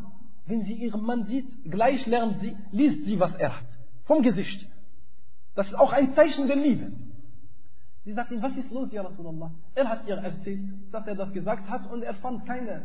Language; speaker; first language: German; non-native, fluent; Arabic